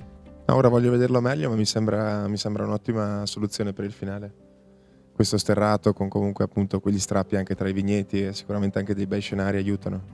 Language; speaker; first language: Italian; native; Italian